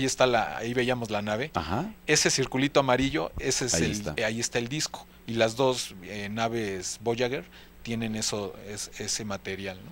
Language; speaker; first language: Spanish; native; Spanish